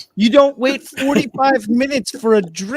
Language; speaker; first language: English; native; English